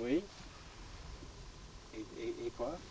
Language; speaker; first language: French; non-native, fluent; Dutch